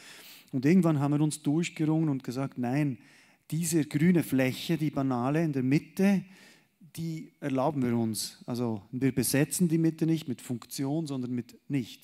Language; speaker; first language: German; native; German